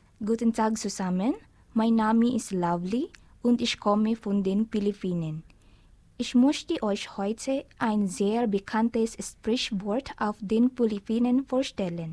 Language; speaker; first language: German; non-native, learner; Filipino